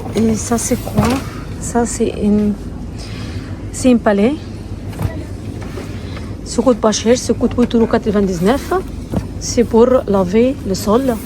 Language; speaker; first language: French; non-native, learner; Arabic